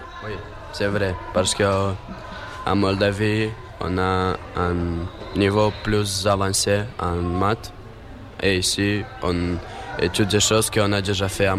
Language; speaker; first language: French; non-native, learner; Romanian